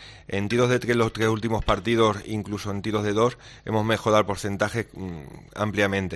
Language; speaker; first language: Spanish; native; Spanish